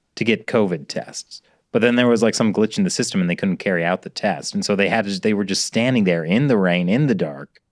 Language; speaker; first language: English; native; English